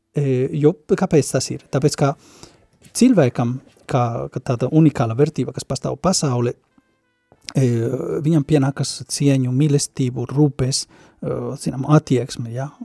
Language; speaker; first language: Latvian; non-native, fluent; Spanish